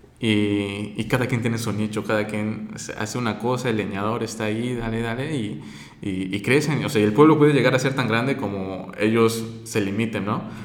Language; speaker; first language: Spanish; native; Spanish